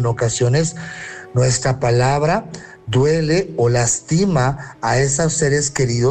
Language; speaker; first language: Spanish; native; Spanish